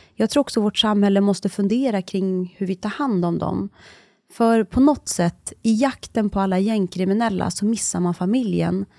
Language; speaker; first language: Swedish; early bilingual, other home language; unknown